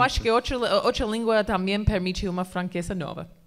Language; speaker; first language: Portuguese; non-native, fluent; English